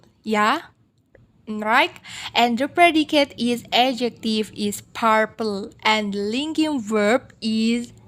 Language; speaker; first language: English; non-native, learner; Indonesian